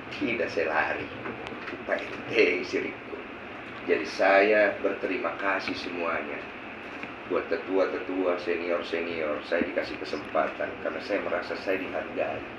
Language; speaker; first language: Indonesian; native; Indonesian